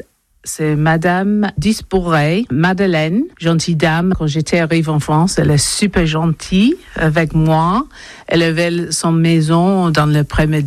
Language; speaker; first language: French; non-native, learner; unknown